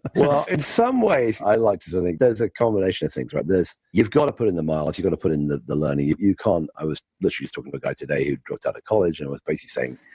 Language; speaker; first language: English; native; English